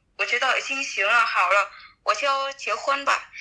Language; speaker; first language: Chinese; non-native, learner; Vietnamese